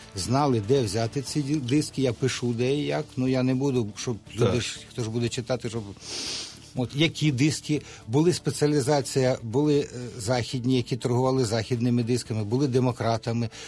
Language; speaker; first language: Ukrainian; native; Ukrainian